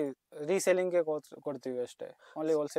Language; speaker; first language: Kannada; non-native, local second language; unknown